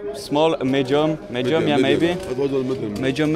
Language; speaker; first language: English; non-native, learner; French